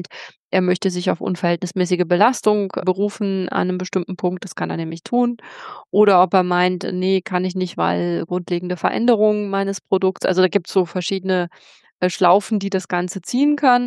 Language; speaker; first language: German; native; German